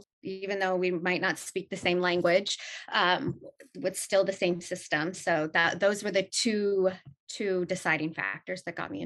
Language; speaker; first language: English; native; English